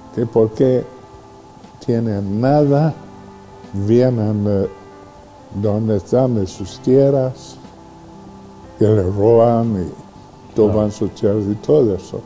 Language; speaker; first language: Spanish; non-native, fluent; English